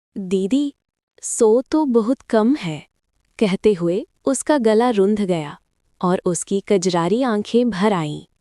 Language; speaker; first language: Hindi; non-native, local second language; Malayalam